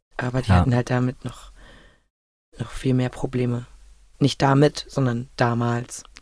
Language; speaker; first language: German; native; German